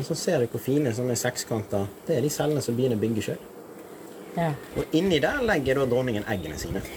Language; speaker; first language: Norwegian; native; Norwegian